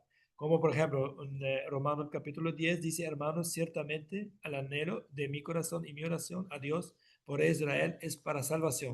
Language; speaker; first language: Spanish; non-native, fluent; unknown